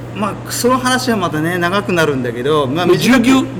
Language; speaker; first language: Japanese; native; Japanese